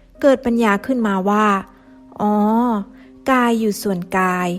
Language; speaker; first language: Thai; native; Thai